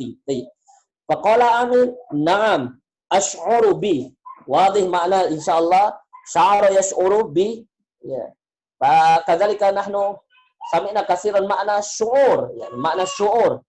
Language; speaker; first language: Arabic; non-native, fluent; Indonesian